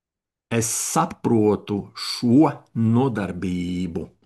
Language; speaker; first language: Latvian; non-native, learner; Russian